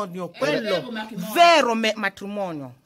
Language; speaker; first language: Italian; non-native, learner; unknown